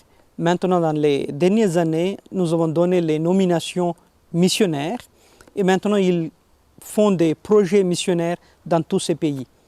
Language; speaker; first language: French; non-native, fluent; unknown